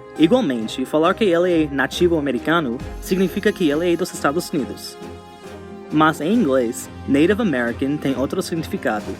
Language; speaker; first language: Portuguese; non-native, fluent; English